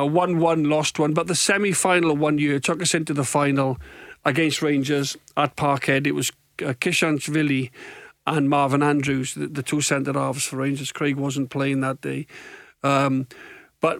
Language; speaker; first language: English; native; English